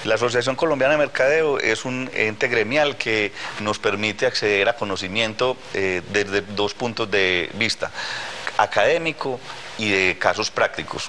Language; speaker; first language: Spanish; native; Spanish